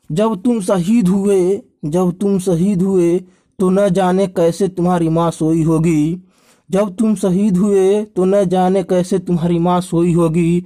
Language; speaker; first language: Hindi; native; Hindi